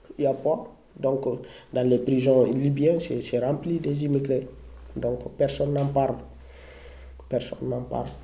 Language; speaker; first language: French; non-native, local second language; Fula